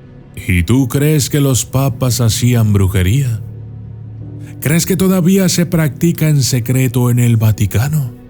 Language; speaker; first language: Spanish; native; Spanish